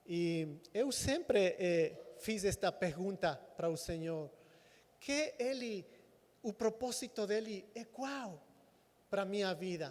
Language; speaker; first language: Portuguese; non-native, fluent; Spanish